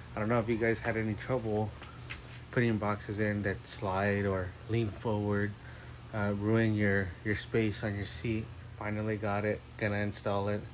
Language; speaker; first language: English; early bilingual, other home language; Spanish